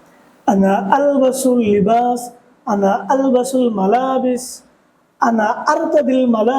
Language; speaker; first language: Arabic; non-native, fluent; Bangla